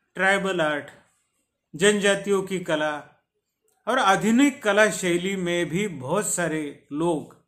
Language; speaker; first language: Hindi; non-native, local second language; Marathi